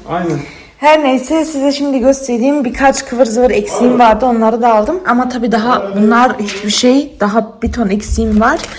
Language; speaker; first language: Turkish; early bilingual, heritage; Turkish